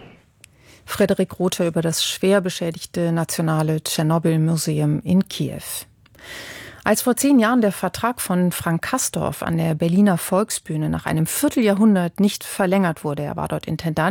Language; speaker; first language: German; native; German